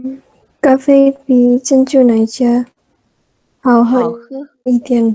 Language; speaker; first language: Chinese; non-native, learner; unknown